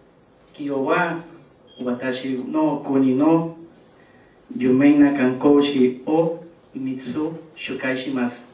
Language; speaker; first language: Japanese; non-native, learner; Spanish